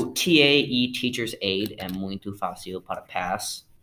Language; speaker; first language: Portuguese; non-native, learner; English